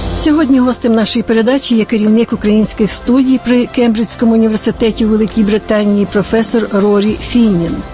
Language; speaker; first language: Ukrainian; native; Ukrainian